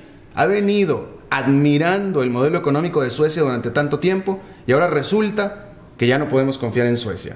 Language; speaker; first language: Spanish; native; Spanish